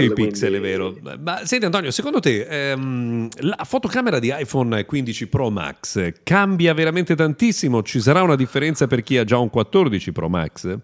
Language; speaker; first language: Italian; native; Italian